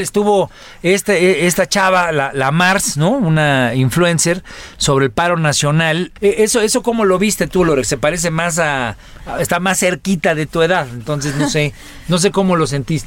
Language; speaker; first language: Spanish; native; Spanish